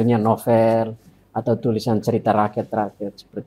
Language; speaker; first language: Indonesian; non-native, fluent; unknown